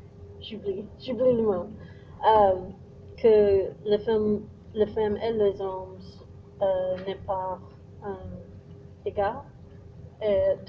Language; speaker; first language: French; non-native, learner; English